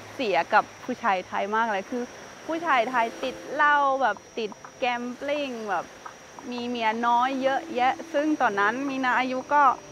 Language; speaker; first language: Thai; non-native, fluent; German